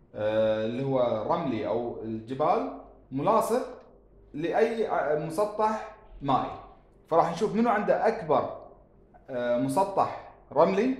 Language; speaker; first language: Arabic; native; Arabic